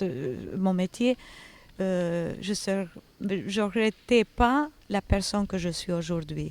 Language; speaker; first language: French; non-native, fluent; Albanian